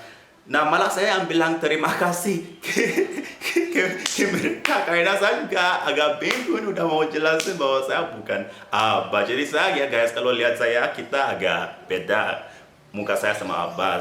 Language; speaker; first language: Indonesian; non-native, fluent; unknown